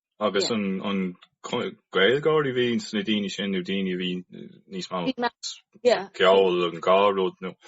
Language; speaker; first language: Irish; non-native, local second language; English